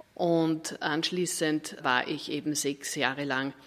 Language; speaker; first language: German; native; German